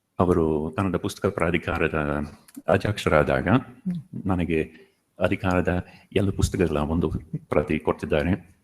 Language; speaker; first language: Kannada; non-native, fluent; Dutch